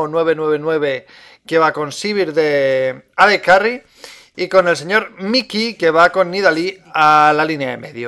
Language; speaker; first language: Spanish; native; Spanish